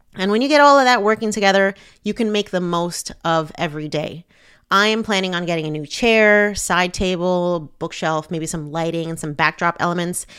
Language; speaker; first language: English; native; English